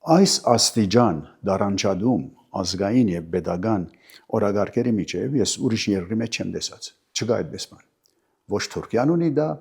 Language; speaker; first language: Armenian; early bilingual, heritage; Armenian